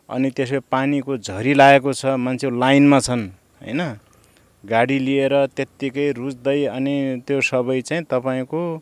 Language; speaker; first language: Nepali; native; Nepali